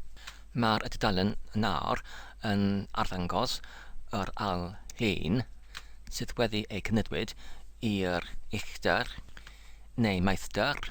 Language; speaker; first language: Welsh; non-native, learner; English